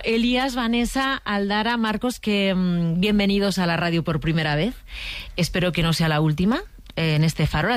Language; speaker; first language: Spanish; native; Spanish